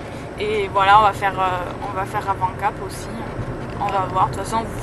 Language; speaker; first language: French; native; French